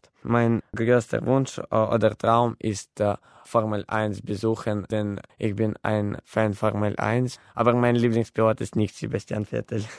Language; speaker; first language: German; non-native, learner; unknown